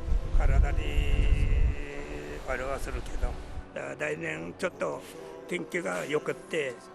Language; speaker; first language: Japanese; native; Japanese